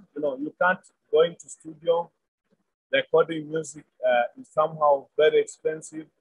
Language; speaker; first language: English; non-native, local second language; Luyia